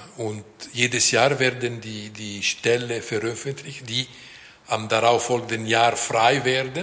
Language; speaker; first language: German; non-native, local second language; French